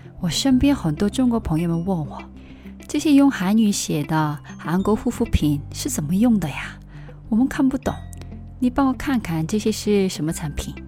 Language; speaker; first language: Chinese; non-native, learner; Korean